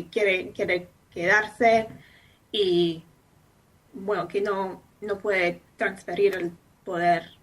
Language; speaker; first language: Spanish; non-native, fluent; English